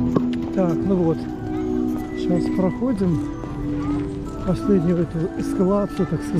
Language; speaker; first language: Russian; native; Russian